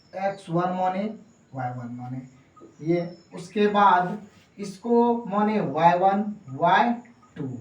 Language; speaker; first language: Hindi; native; Hindi